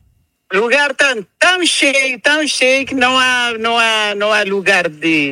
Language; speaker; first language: Portuguese; non-native, local second language; Kabuverdianu